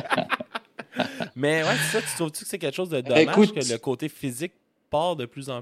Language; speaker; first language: French; native; French